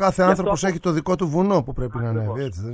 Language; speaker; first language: Greek; native; Greek